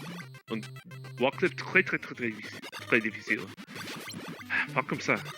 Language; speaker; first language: French; non-native, learner; English